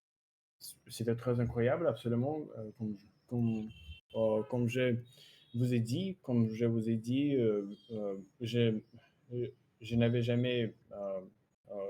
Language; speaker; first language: French; non-native, learner; Russian